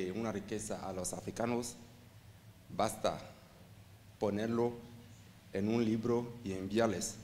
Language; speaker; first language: Spanish; non-native, fluent; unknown